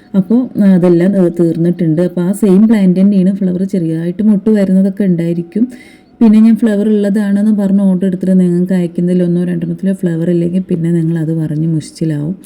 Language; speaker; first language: Malayalam; native; Malayalam